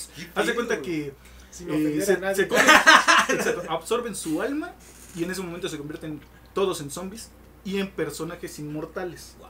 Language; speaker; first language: Spanish; native; Spanish